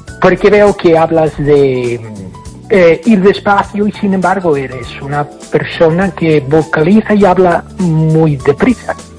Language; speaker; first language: Spanish; non-native, fluent; English